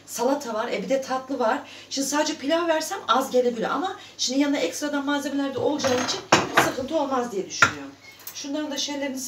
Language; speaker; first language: Turkish; native; Turkish